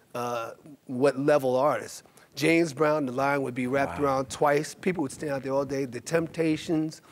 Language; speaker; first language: English; native; English